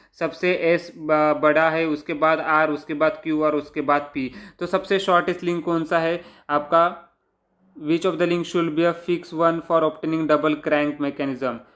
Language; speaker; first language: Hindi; non-native, local second language; Marathi